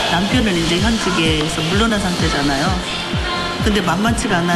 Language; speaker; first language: Korean; native; Korean